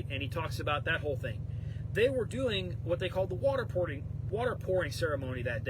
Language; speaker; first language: English; native; English